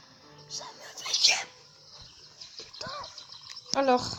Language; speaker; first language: French; native; French